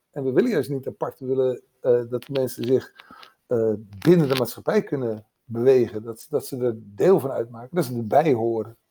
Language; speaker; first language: Dutch; native; Dutch